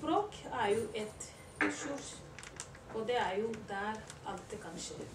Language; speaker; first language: Norwegian; non-native, learner; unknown